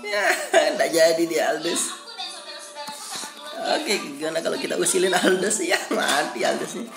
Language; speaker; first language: Indonesian; native; Indonesian